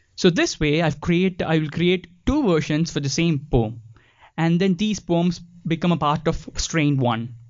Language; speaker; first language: English; non-native, local second language; Tamil